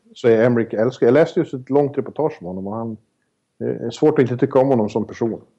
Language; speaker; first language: Swedish; native; Swedish